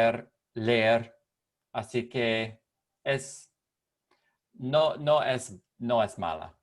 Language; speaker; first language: Spanish; non-native, learner; English